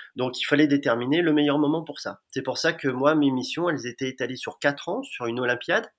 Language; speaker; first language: French; native; French